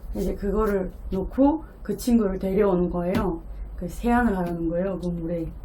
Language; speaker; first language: Korean; native; Korean